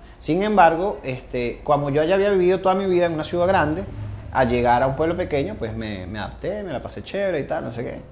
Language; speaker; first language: Spanish; native; Spanish